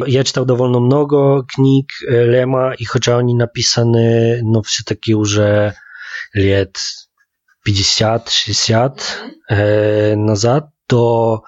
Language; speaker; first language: Polish; non-native, learner; Russian